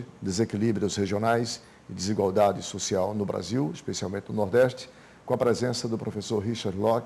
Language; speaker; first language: Portuguese; native; Portuguese